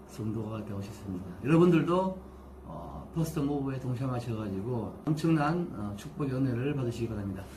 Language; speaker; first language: Korean; native; Korean